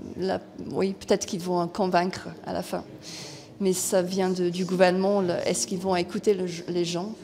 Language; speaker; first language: French; non-native, fluent; English